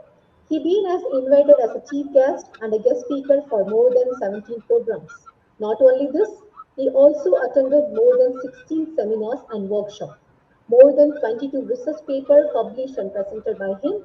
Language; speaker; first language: English; non-native, local second language; Tamil